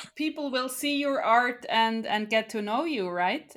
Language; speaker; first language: English; non-native, fluent; Swiss German